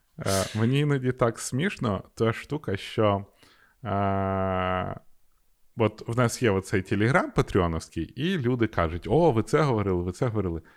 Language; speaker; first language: Ukrainian; non-native, local second language; Russian